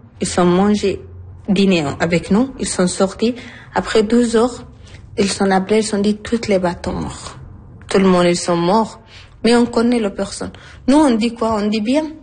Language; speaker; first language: French; non-native, learner; Arabic